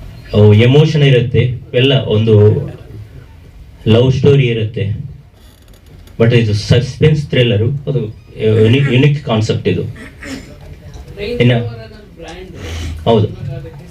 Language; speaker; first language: Kannada; non-native, fluent; Telugu